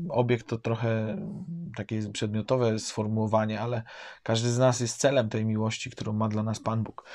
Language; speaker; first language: Polish; native; Polish